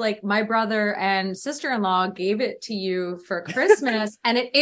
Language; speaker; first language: English; native; English